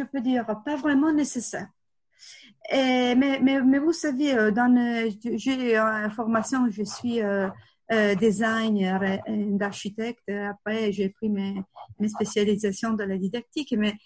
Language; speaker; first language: French; non-native, fluent; Italian